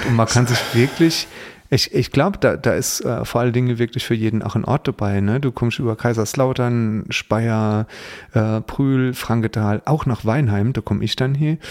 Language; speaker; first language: German; native; German